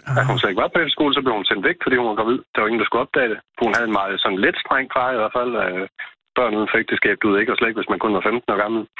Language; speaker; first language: Danish; native; Danish